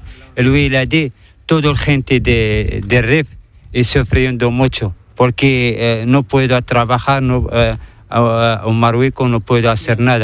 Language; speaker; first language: Spanish; non-native, learner; Arabic